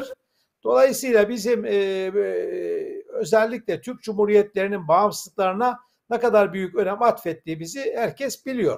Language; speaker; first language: Turkish; native; Turkish